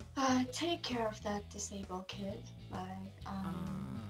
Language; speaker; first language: English; non-native, fluent; Turkish